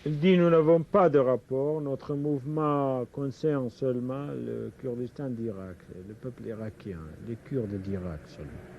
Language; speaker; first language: French; non-native, fluent; Kurdish